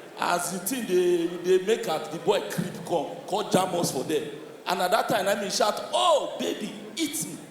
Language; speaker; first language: Nigerian Pidgin; native; Nigerian Pidgin